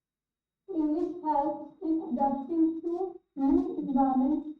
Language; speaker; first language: English; non-native, learner; Hindi